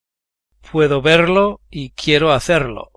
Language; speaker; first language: Spanish; non-native, learner; English